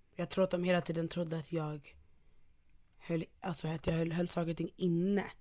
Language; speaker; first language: Swedish; early bilingual, other home language; Ganda